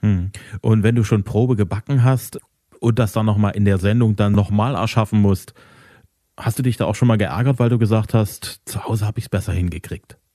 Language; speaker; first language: German; native; German